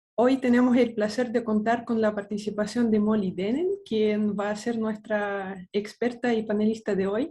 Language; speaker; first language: Spanish; native; Spanish